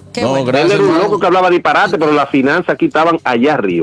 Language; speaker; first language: Spanish; native; Spanish